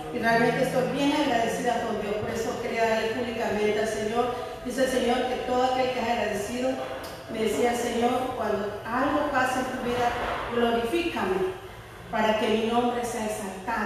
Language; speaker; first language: Spanish; native; Spanish